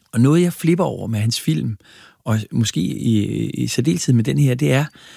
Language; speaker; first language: Danish; native; Danish